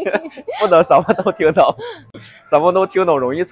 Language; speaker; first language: Chinese; native; Chinese